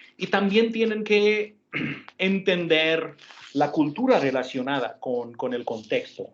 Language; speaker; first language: Spanish; non-native, fluent; Hindi